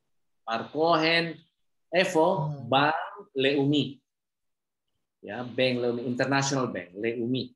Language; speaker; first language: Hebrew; non-native, fluent; Indonesian